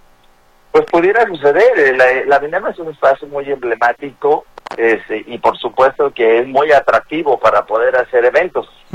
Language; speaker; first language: Spanish; native; Spanish